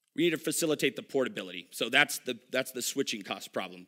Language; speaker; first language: English; native; English